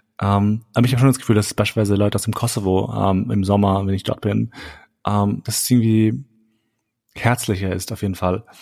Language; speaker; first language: German; early bilingual, other home language; Albanian